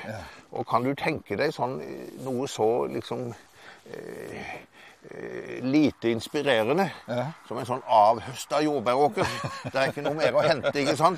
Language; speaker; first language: Norwegian; native; Norwegian